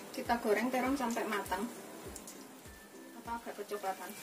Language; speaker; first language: Indonesian; native; Indonesian